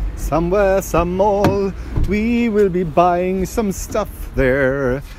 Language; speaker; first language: English; non-native, fluent; Swedish